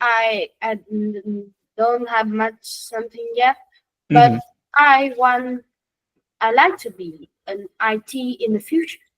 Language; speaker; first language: English; non-native, learner; Vietnamese